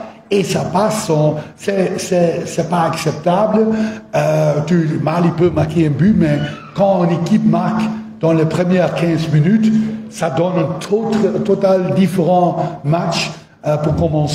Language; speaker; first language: French; non-native, fluent; Dutch